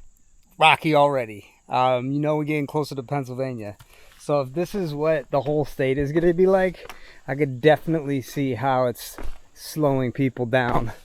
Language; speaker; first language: English; native; English